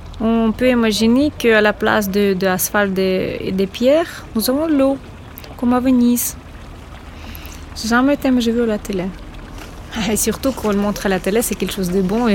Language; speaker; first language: French; non-native, fluent; Ukrainian